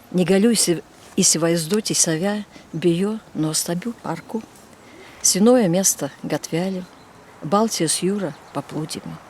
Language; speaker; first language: Lithuanian; non-native, fluent; Russian